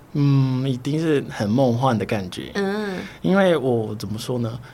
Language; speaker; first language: Chinese; non-native, fluent; Portuguese